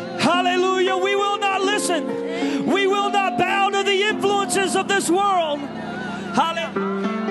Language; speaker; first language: English; native; English